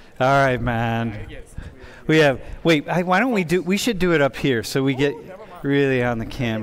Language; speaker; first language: English; native; English